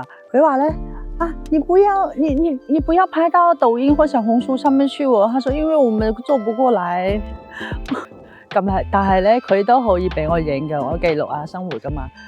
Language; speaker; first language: Chinese; non-native, local second language; Hakka Chinese